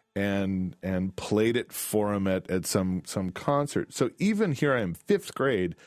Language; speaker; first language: English; native; English